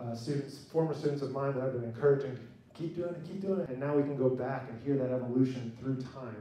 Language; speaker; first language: English; native; English